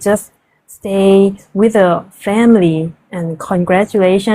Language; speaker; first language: English; non-native, learner; Thai